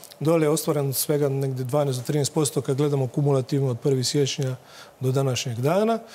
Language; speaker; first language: Croatian; native; Croatian